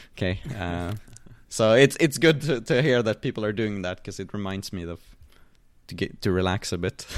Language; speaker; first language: English; non-native, fluent; Swedish